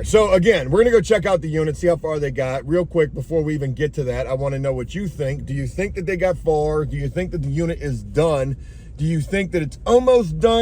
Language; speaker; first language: English; native; English